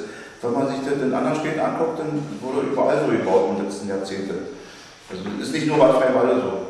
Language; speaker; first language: German; native; German